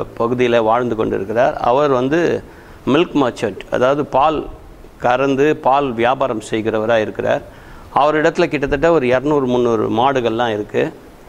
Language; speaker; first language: Tamil; native; Tamil